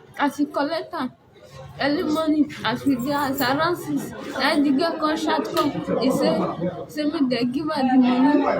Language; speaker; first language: Nigerian Pidgin; non-native, local second language; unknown